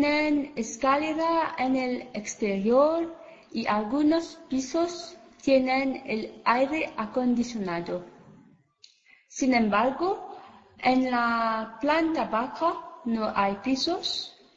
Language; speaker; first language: Spanish; non-native, learner; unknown